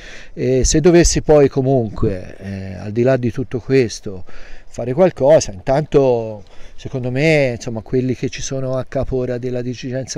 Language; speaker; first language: Italian; native; Italian